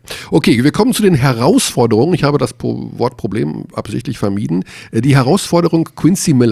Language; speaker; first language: German; native; German